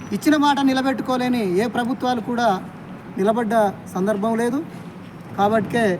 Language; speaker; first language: Telugu; native; Telugu